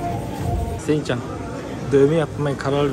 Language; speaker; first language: Turkish; non-native, fluent; Japanese